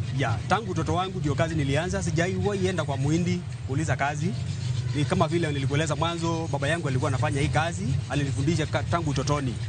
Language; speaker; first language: Swahili; non-native, local second language; Kamba